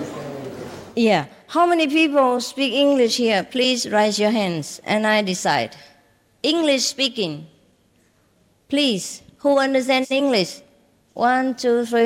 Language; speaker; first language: English; non-native, fluent; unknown